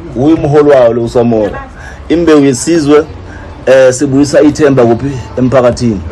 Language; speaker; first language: Zulu; native; Zulu